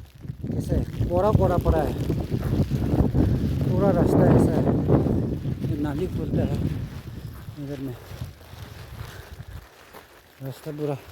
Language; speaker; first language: Hindi; non-native, local second language; Tibetan